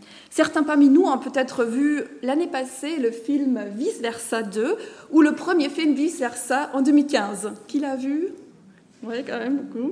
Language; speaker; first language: French; non-native, fluent; German